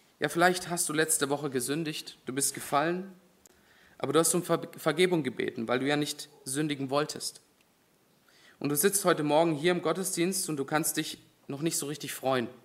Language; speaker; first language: German; native; German